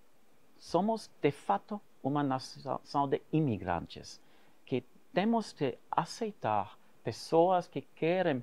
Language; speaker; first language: Portuguese; non-native, fluent; German